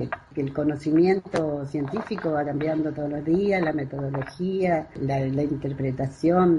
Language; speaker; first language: Spanish; native; Spanish